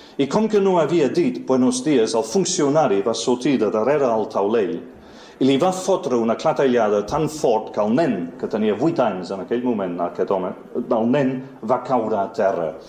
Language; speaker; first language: Catalan; non-native, fluent; English